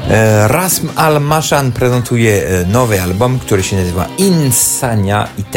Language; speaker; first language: Polish; non-native, fluent; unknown